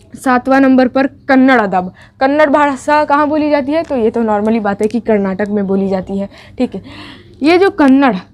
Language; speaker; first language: Hindi; native; Hindi